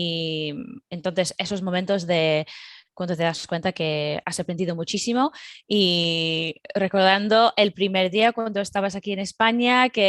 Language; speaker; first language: Spanish; non-native, fluent; English